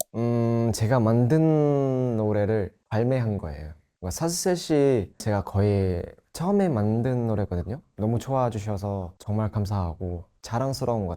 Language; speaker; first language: Korean; non-native, fluent; Thai